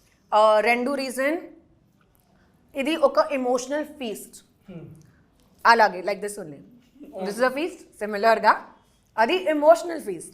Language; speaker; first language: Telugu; non-native, fluent; Hindi